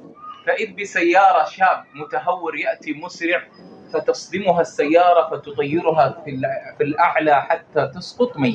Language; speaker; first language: Arabic; native; Arabic